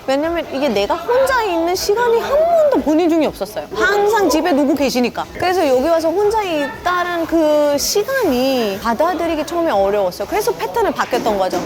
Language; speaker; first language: Korean; non-native, fluent; Hindi